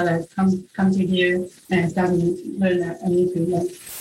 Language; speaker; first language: English; non-native, fluent; Chinese